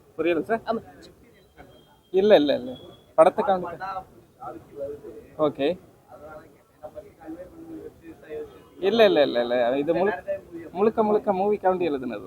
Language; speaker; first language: Tamil; native; Tamil